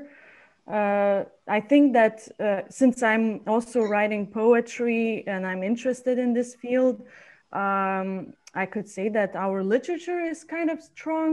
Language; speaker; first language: English; non-native, fluent; Lithuanian